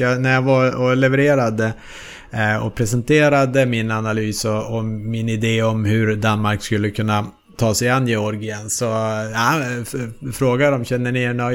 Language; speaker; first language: Swedish; native; Swedish